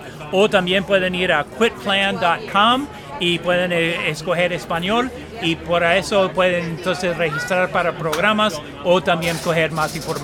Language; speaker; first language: Spanish; non-native, fluent; English